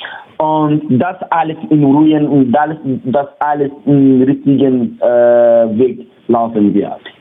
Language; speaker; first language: German; non-native, learner; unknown